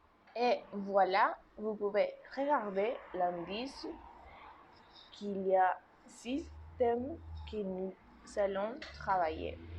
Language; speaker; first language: French; non-native, learner; Spanish